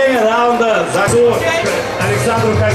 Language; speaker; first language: Russian; native; Russian